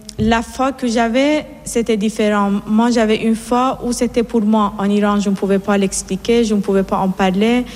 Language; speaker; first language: French; non-native, fluent; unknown